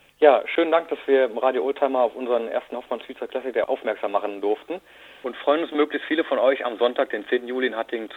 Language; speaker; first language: German; native; German